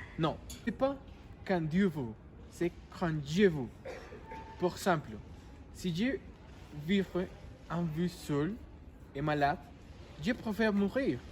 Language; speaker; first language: French; non-native, learner; Spanish